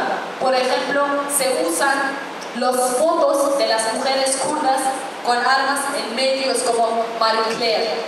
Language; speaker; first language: Spanish; non-native, fluent; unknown